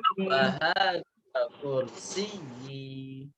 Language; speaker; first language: Arabic; non-native, fluent; Indonesian